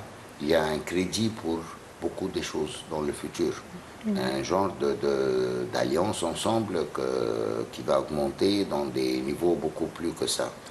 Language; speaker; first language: French; non-native, fluent; Arabic